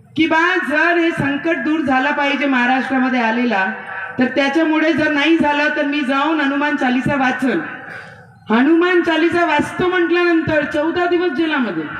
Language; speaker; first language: Marathi; non-native, local second language; Hindi